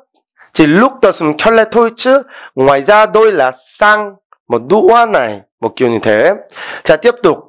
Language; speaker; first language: Vietnamese; non-native, fluent; Korean